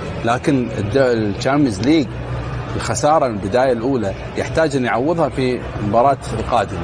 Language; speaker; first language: Arabic; native; Arabic